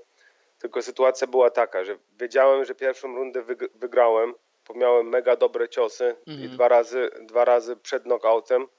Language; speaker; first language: Polish; early bilingual, heritage; Polish